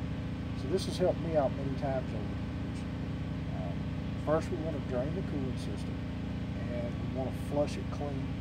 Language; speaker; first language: English; native; English